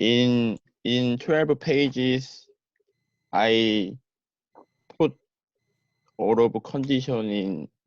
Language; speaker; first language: English; non-native, learner; Korean